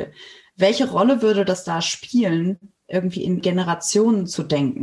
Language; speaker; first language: German; native; German